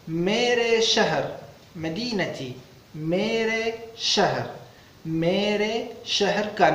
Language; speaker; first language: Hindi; non-native, learner; Arabic